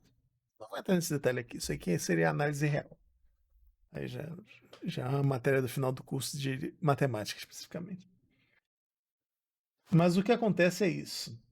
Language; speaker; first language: Portuguese; native; Portuguese